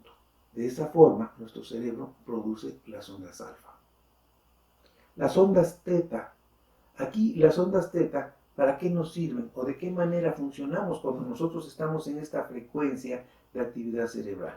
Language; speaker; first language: Spanish; native; Spanish